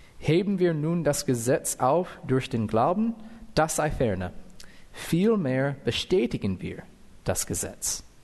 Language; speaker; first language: German; non-native, fluent; English